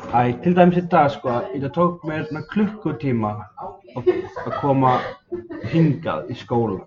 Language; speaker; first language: Icelandic; non-native, fluent; Faroese